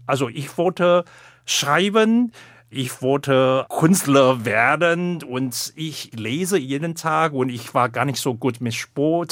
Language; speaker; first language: German; non-native, fluent; Chinese